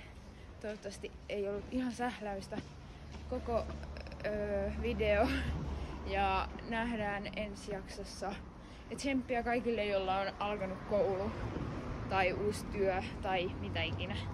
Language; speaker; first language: Finnish; native; Finnish